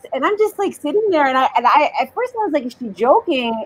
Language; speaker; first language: English; native; English